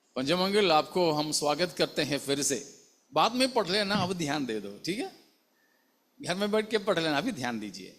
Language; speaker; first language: Hindi; non-native, local second language; Malayalam